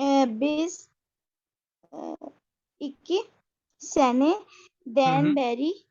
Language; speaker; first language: Turkish; non-native, learner; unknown